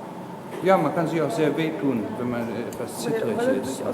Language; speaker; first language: German; native; German